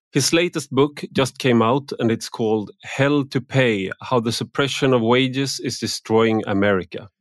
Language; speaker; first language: English; non-native, fluent; Swedish